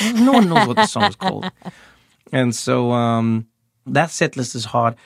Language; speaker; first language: English; native; English